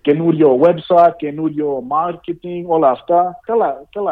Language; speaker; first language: Greek; early bilingual, heritage; English